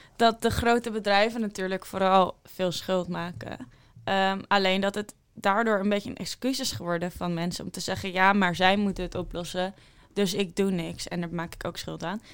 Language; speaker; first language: Dutch; native; Dutch